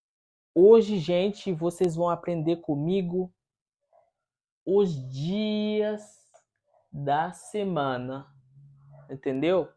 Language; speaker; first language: Portuguese; non-native, fluent; Haitian Creole